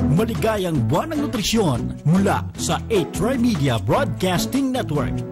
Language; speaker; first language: Filipino; native; Filipino